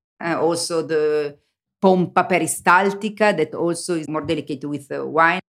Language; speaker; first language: English; non-native, learner; Italian